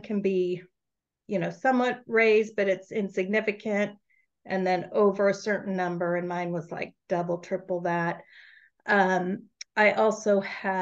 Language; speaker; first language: English; native; English